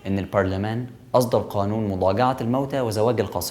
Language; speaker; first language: Arabic; native; Arabic